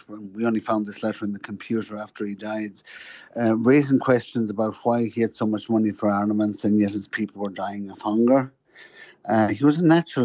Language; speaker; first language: English; native; English